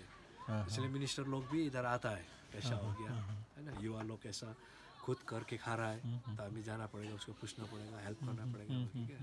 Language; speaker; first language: Hindi; non-native, local second language; Nepali